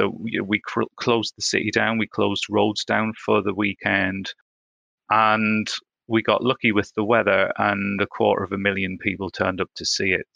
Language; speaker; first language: English; native; English